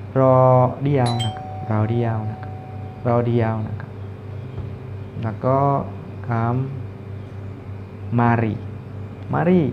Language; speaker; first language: Thai; non-native, fluent; Indonesian